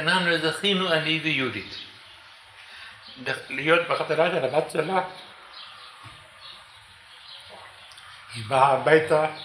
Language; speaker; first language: Hebrew; non-native, fluent; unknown